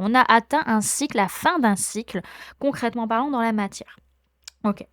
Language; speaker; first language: French; native; French